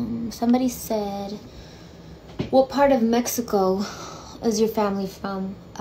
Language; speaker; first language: English; early bilingual, other home language; Spanish